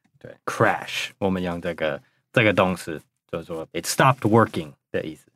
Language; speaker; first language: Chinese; non-native, fluent; English